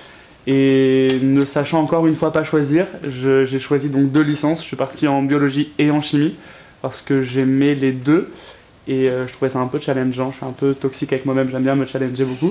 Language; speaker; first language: French; native; French